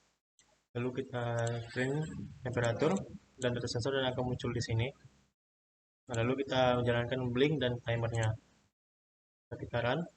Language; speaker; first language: Indonesian; native; Indonesian